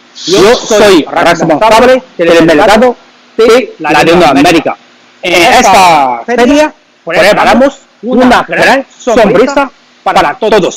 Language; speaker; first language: Spanish; non-native, learner; Chinese